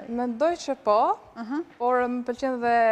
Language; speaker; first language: Albanian; early bilingual, heritage; Albanian